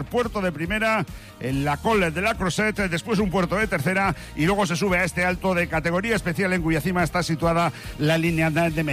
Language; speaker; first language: Spanish; native; Spanish